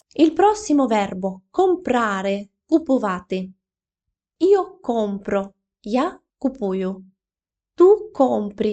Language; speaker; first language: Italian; non-native, fluent; Ukrainian